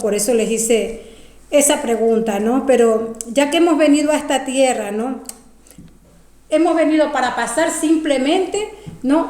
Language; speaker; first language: Spanish; native; Spanish